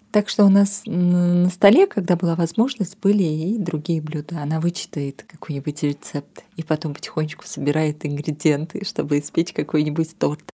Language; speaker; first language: Russian; non-native, local second language; Armenian